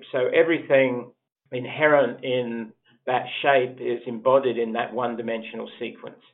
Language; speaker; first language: English; native; English